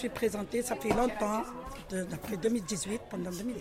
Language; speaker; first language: French; non-native, learner; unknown